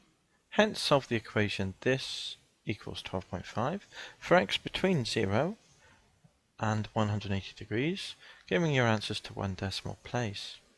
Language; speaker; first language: English; native; English